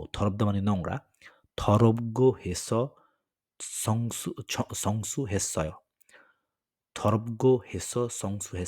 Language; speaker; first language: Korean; non-native, fluent; Bangla